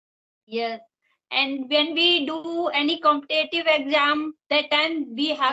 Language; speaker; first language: English; non-native, learner; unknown